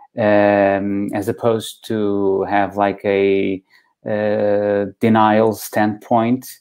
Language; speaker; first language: English; non-native, fluent; Portuguese